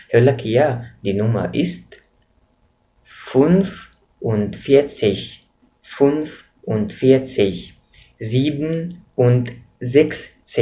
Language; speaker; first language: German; non-native, fluent; Arabic